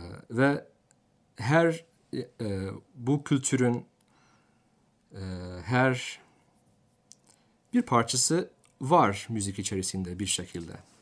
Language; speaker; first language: Turkish; non-native, fluent; English